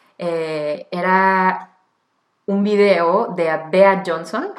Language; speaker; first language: Spanish; native; Spanish